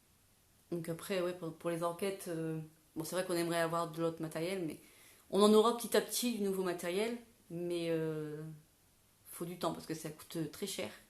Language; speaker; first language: French; native; French